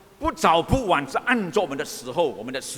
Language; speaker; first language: Chinese; early bilingual, heritage; Chinese